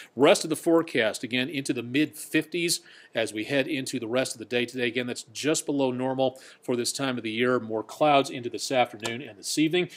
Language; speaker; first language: English; native; English